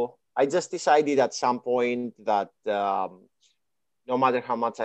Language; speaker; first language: English; non-native, fluent; Greek